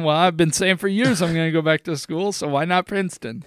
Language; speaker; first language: English; native; English